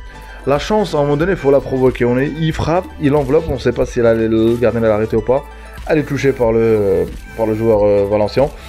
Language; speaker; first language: French; native; French